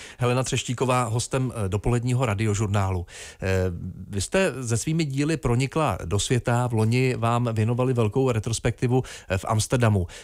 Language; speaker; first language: Czech; native; Czech